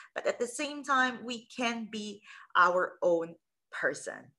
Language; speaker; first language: English; non-native, local second language; Filipino